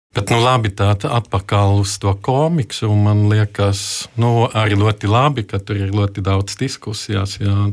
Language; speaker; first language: Latvian; non-native, fluent; German